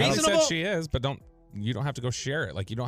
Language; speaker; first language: English; native; English